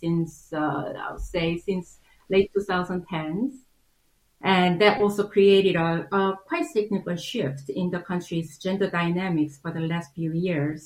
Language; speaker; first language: English; non-native, fluent; Korean